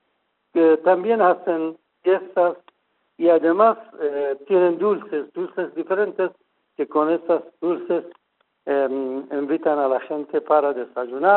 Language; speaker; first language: Spanish; non-native, fluent; Persian